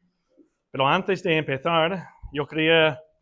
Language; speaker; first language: Spanish; non-native, fluent; English